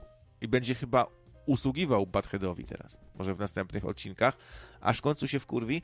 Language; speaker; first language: Polish; native; Polish